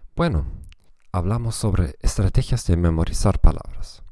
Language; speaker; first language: Spanish; non-native, fluent; German